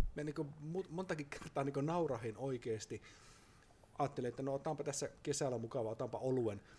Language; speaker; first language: Finnish; native; Finnish